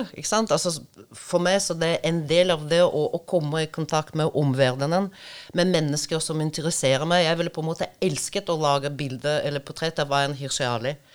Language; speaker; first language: Norwegian; non-native, fluent; Russian